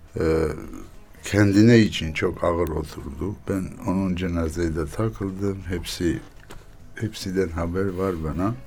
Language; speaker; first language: Turkish; non-native, learner; Armenian